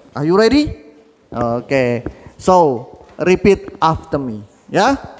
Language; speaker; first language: English; non-native, fluent; Indonesian